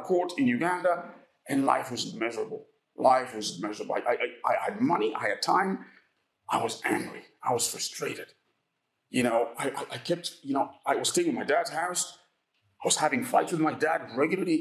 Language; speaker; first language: English; non-native, local second language; Ganda